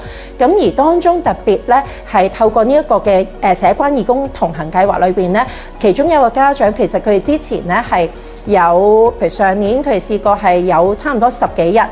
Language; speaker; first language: Cantonese; native; Cantonese